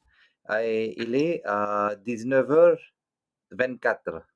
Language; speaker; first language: French; non-native, fluent; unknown